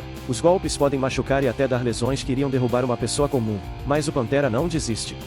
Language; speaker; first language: Portuguese; native; Portuguese